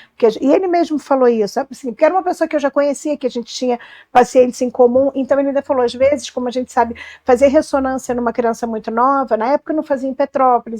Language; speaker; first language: Portuguese; native; Portuguese